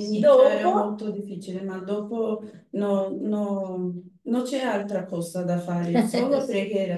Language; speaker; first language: Italian; non-native, learner; Portuguese